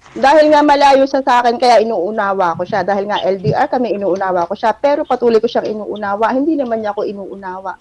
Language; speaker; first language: Filipino; native; Filipino